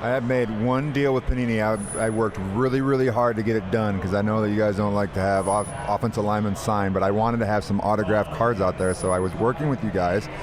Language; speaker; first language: English; native; English